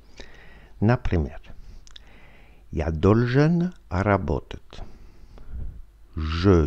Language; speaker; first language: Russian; non-native, learner; French